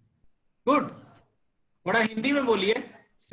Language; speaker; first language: Hindi; native; Hindi